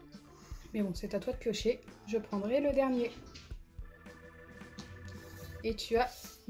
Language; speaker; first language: French; native; French